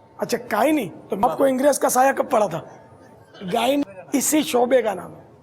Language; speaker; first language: Urdu; non-native, local second language; Memoni